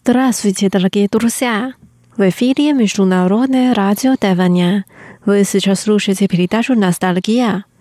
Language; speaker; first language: Russian; non-native, fluent; Chinese